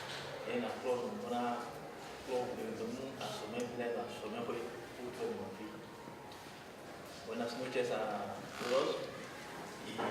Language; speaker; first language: Spanish; non-native, fluent; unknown